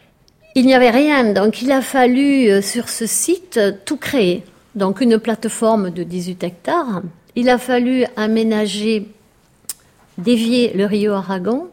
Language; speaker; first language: French; native; French